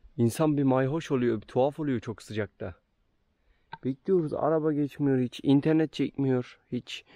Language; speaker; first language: Turkish; native; Turkish